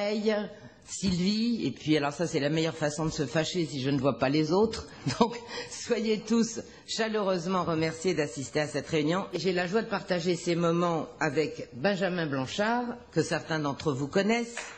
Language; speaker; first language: French; native; French